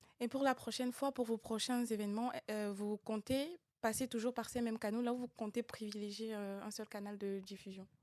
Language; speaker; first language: French; native; French